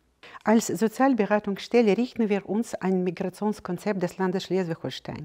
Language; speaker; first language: German; non-native, fluent; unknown